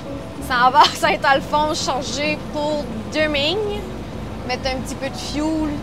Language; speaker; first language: French; native; French